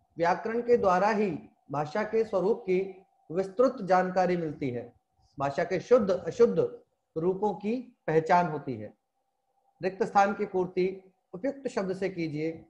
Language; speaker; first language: Hindi; native; Hindi